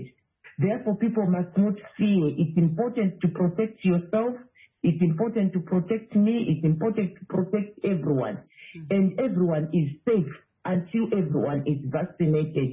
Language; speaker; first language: English; non-native, local second language; Shona